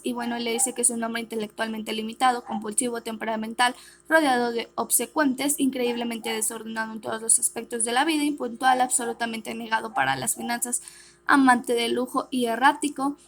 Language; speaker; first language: Spanish; native; Spanish